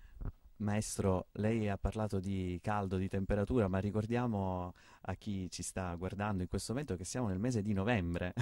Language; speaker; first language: Italian; native; Italian